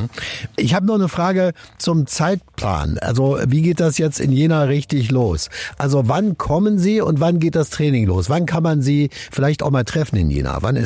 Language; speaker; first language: German; native; German